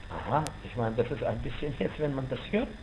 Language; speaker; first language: German; non-native, fluent; Arabic